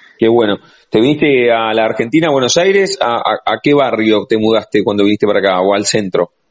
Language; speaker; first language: Spanish; native; Spanish